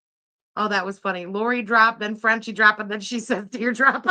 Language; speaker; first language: English; native; English